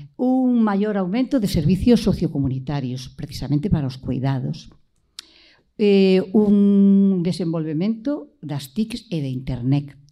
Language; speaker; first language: Galician; native; Galician